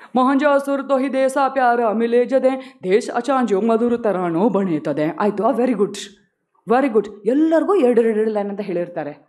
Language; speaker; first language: Kannada; non-native, local second language; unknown